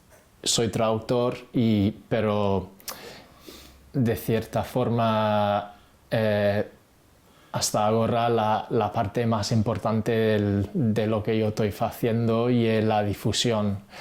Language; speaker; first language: Spanish; non-native, fluent; English